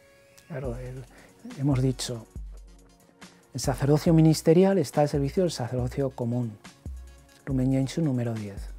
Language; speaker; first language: Spanish; native; Spanish